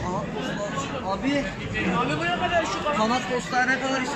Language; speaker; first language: Turkish; native; Turkish